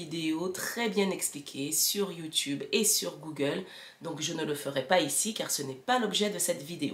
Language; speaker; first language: French; native; French